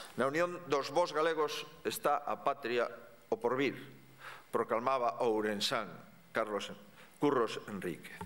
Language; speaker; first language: Galician; native; Galician